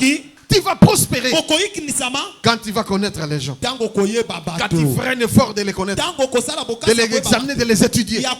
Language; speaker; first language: French; non-native, local second language; Lingala